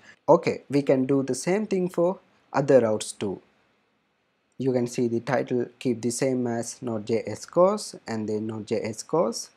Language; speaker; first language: English; non-native, fluent; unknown